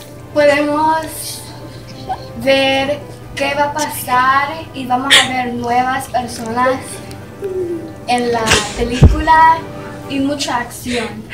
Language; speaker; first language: Spanish; non-native, learner; English